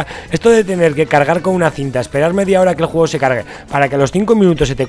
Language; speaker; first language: Spanish; native; Spanish